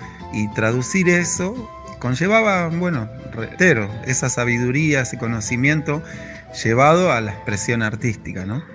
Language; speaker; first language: Spanish; native; Spanish